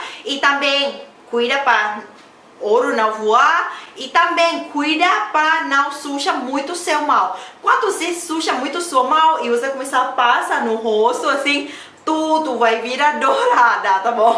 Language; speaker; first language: Portuguese; non-native, learner; Thai